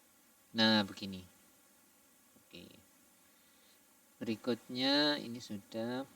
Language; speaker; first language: Indonesian; native; Indonesian